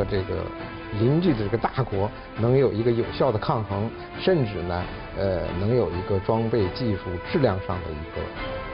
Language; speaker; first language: Chinese; native; Chinese